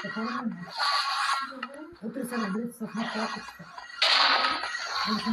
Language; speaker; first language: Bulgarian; non-native, local second language; Turkish